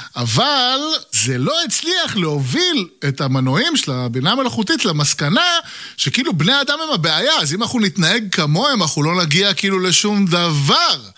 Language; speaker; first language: Hebrew; native; Hebrew